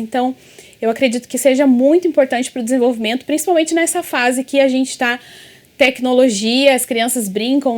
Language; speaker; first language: Portuguese; native; Portuguese